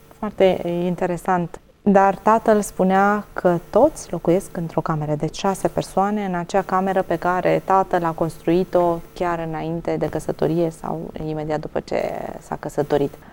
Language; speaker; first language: Romanian; native; Romanian